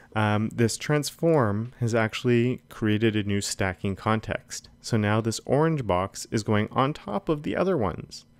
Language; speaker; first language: English; native; English